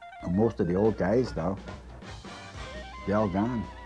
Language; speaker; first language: English; non-native, fluent; German